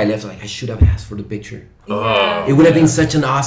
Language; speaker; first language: English; non-native, fluent; Spanish